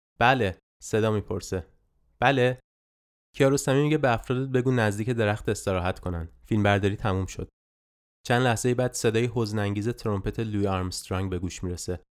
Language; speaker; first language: Persian; native; Persian